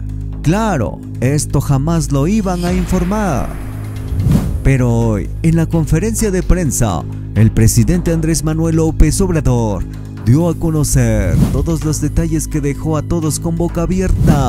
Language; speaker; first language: Spanish; native; Spanish